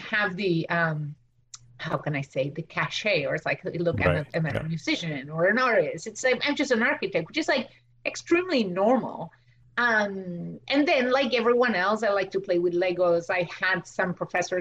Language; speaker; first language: English; non-native, fluent; Spanish